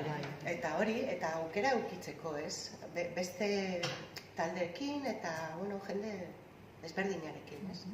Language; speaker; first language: Basque; non-native, local second language; Spanish